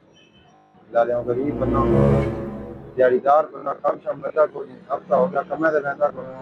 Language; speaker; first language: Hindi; non-native, local second language; Punjabi